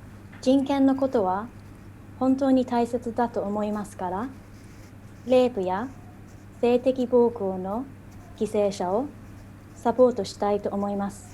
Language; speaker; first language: Japanese; early bilingual, heritage; English